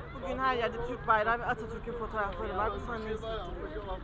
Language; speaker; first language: Turkish; native; Turkish